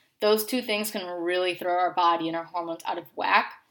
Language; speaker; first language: English; native; English